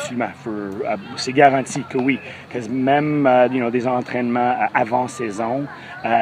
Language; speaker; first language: French; non-native, fluent; English